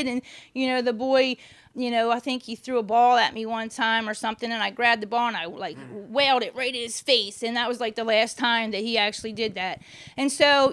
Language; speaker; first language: English; native; English